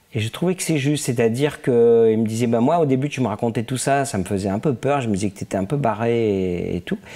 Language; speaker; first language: French; native; French